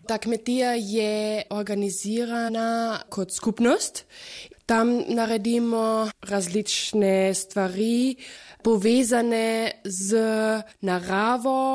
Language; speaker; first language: Slovenian; non-native, fluent; German